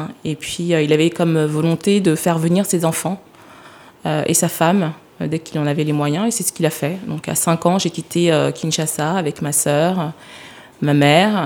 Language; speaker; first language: French; early bilingual, other home language; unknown